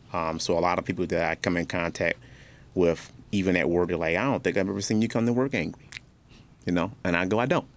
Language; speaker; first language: English; native; English